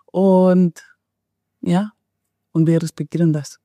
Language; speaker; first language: German; non-native, fluent; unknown